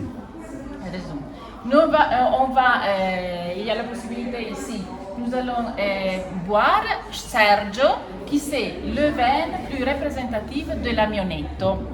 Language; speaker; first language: French; non-native, fluent; Italian